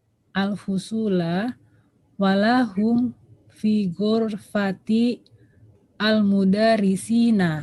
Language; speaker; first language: Arabic; non-native, learner; Indonesian